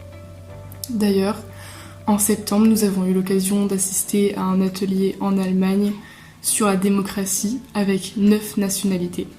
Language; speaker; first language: French; native; French